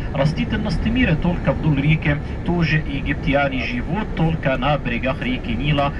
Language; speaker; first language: Russian; non-native, fluent; Arabic